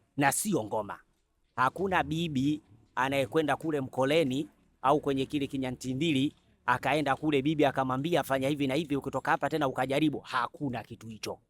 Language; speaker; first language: Swahili; native; Swahili